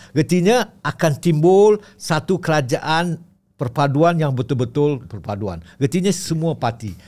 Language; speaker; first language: Malay; native; Malay